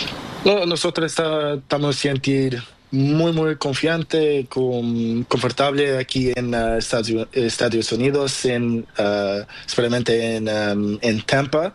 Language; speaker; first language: Spanish; non-native, learner; Portuguese